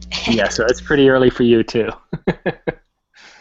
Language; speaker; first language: English; native; English